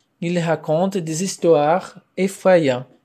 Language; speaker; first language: French; non-native, fluent; Portuguese